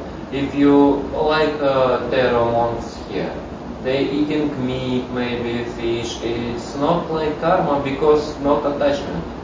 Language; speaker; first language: English; non-native, learner; Russian